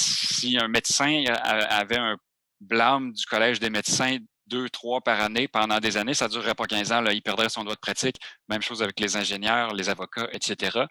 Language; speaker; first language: French; native; French